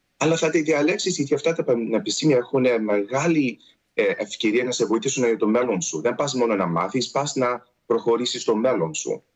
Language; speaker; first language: Greek; early bilingual, heritage; Greek